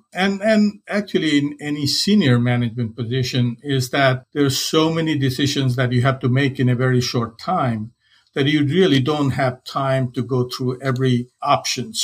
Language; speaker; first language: English; non-native, local second language; Hindi